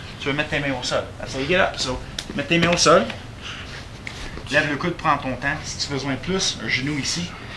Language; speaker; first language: French; non-native, fluent; English